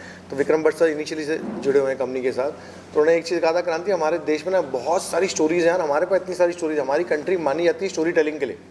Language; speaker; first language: Hindi; native; Hindi